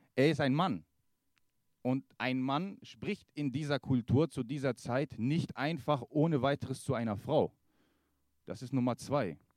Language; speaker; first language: German; early bilingual, other home language; Kurdish